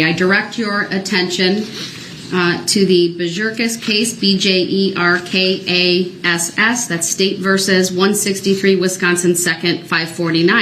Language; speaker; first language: English; native; English